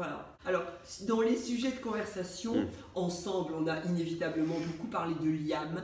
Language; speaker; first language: French; native; French